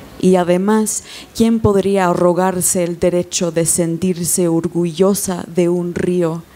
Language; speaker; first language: Spanish; non-native, fluent; English